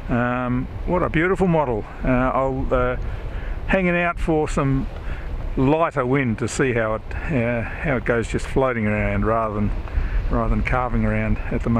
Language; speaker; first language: English; native; English